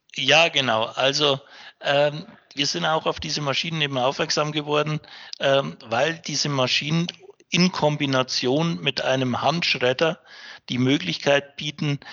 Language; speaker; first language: German; native; German